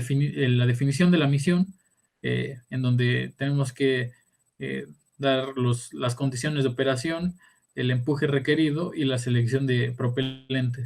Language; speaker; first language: Spanish; native; Spanish